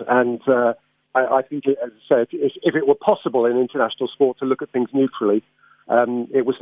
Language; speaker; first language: English; native; English